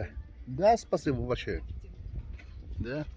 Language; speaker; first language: Russian; non-native, learner; Mongolian